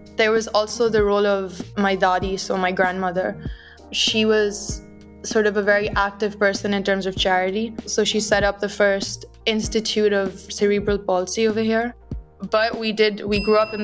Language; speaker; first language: English; non-native, local second language; Urdu